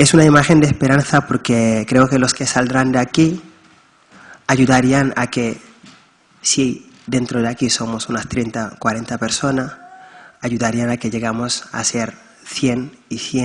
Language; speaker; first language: Spanish; non-native, fluent; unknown